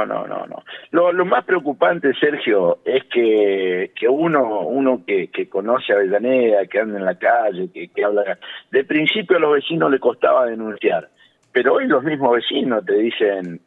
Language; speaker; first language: Spanish; native; Spanish